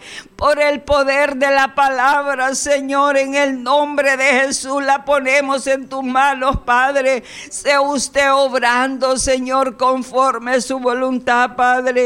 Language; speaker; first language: Spanish; native; Spanish